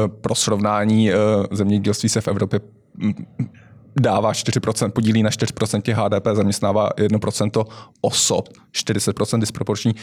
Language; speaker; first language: Czech; native; Czech